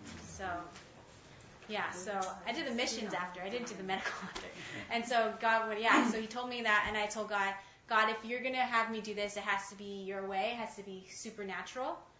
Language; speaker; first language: English; early bilingual, other home language; Chinese